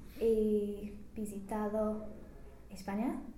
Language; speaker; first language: Spanish; non-native, learner; English